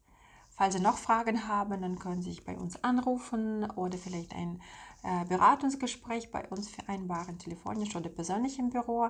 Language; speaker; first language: German; non-native, fluent; Russian